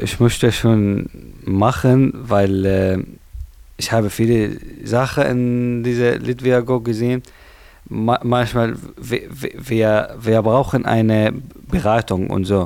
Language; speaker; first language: German; non-native, learner; Arabic